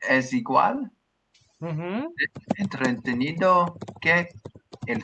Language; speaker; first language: Spanish; non-native, learner; English